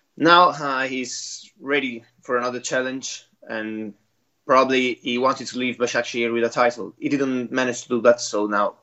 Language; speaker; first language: English; non-native, fluent; Italian